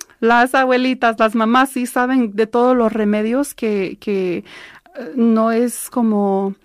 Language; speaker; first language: Spanish; early bilingual, heritage; Spanish